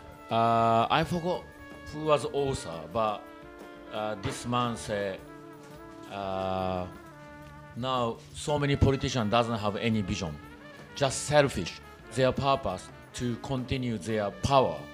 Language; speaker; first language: English; non-native, learner; Japanese